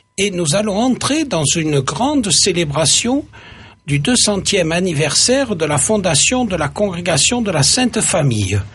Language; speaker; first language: French; native; French